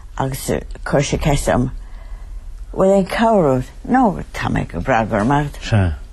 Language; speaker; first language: Irish; native; Irish